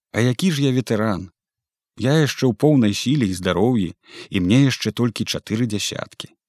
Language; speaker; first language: Belarusian; native; Belarusian